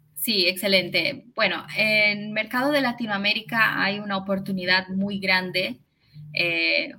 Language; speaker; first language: Spanish; early bilingual, heritage; Spanish